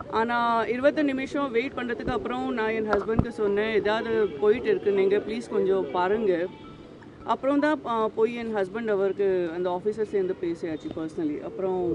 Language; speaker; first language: Tamil; non-native, local second language; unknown